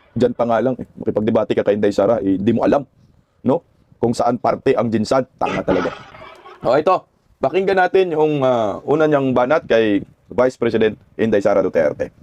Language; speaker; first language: Filipino; non-native, local second language; Cebuano